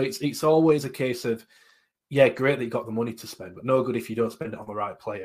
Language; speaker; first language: English; native; English